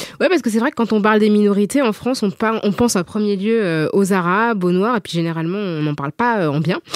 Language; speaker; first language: French; native; French